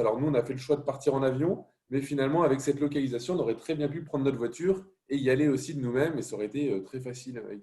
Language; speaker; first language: French; native; French